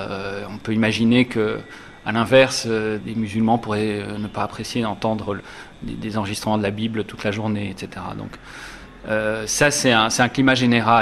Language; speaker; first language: French; native; French